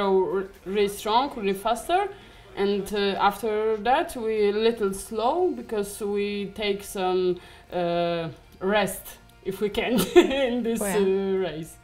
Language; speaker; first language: English; non-native, learner; Polish